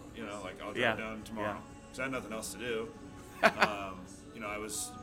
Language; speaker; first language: English; native; English